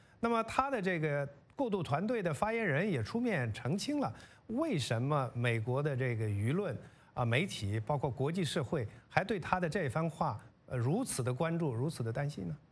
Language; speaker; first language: Chinese; native; Chinese